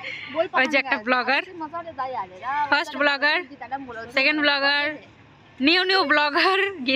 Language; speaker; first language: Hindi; non-native, local second language; Bangla